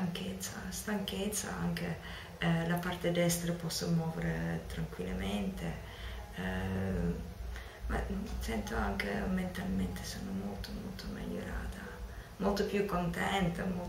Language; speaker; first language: Italian; non-native, fluent; Dutch